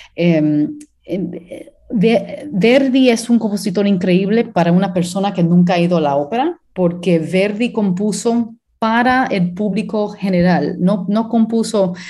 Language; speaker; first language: Spanish; early bilingual, heritage; Spanish